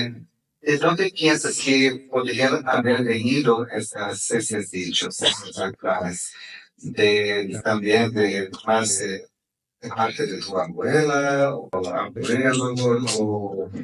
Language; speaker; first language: Spanish; non-native, fluent; Portuguese